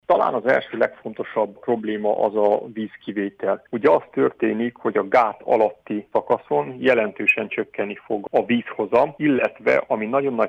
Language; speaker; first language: Hungarian; native; Hungarian